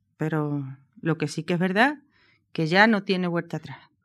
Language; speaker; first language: Spanish; native; Spanish